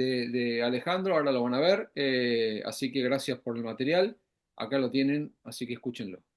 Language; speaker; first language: Spanish; native; Spanish